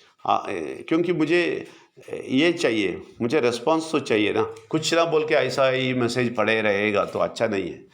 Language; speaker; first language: Hindi; non-native, local second language; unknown